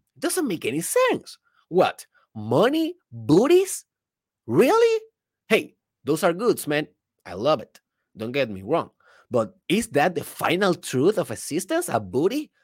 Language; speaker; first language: English; non-native, fluent; Spanish